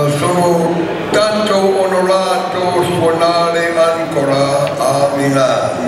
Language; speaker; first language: Italian; non-native, learner; English